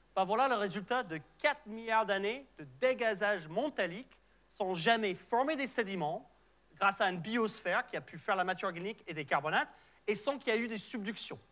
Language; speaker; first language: French; non-native, fluent; English